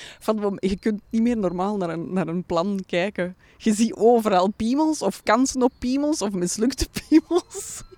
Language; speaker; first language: Dutch; native; Dutch